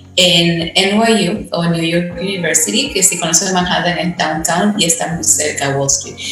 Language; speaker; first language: Spanish; native; Spanish